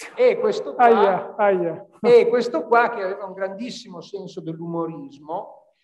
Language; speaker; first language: Italian; native; Italian